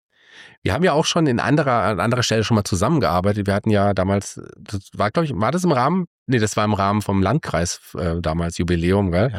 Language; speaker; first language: German; native; German